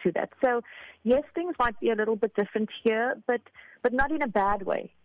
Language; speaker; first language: English; native; English